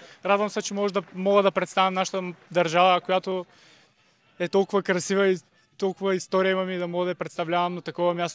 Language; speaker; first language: Bulgarian; native; Bulgarian